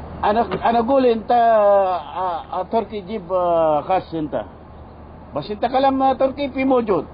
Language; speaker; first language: Arabic; non-native, learner; Filipino